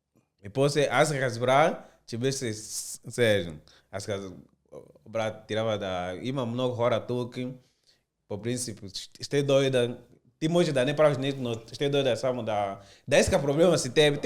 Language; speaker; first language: Bulgarian; non-native, learner; Portuguese